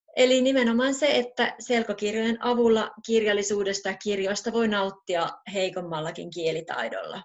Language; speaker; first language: Finnish; native; Finnish